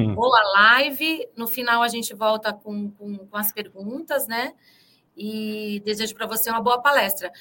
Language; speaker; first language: Portuguese; native; Portuguese